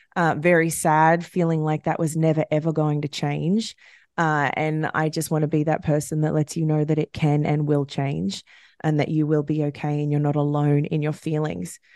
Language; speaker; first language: English; native; English